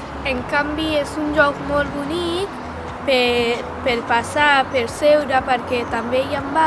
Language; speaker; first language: Catalan; non-native, local second language; Spanish